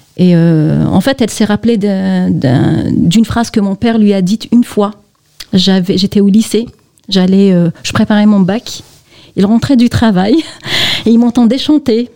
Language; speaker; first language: French; non-native, local second language; Kabyle